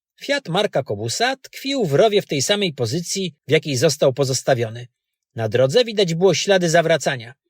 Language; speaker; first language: Polish; native; Polish